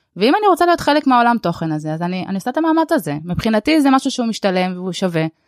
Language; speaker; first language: Hebrew; early bilingual, other home language; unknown